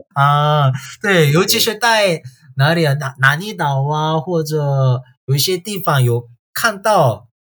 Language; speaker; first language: Chinese; non-native, fluent; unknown